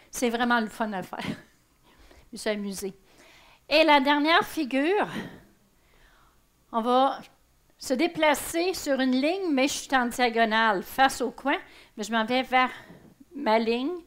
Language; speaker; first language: French; native; French